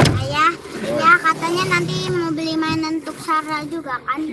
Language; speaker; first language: Malay; native; Malay